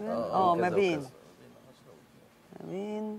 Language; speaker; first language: Arabic; native; Arabic